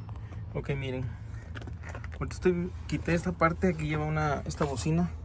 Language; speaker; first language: Spanish; native; Spanish